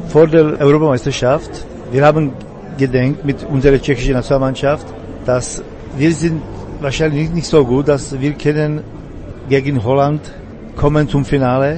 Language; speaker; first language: German; non-native, fluent; Czech